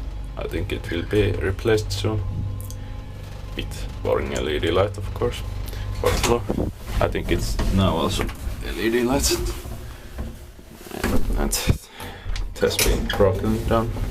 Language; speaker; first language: English; non-native, fluent; Finnish